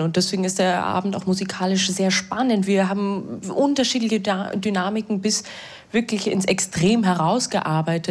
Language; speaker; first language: German; native; German